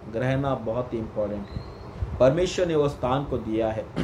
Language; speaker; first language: Hindi; non-native, local second language; Kannada